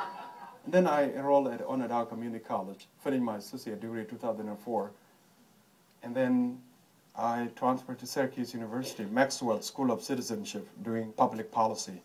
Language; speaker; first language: English; non-native, fluent; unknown